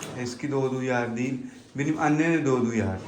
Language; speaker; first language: Turkish; non-native, learner; Urdu